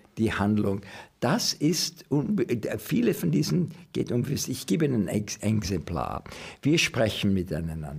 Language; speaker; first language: German; non-native, learner; English